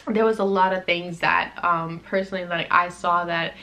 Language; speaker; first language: English; native; English